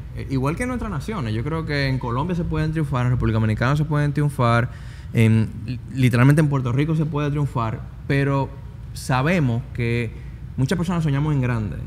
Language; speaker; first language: Spanish; native; Spanish